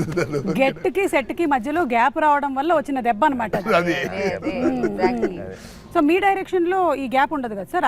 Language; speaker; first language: Telugu; native; Telugu